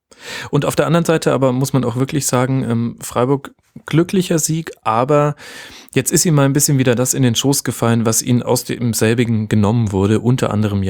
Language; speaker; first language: German; native; German